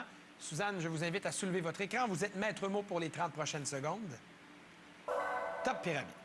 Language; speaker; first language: French; native; French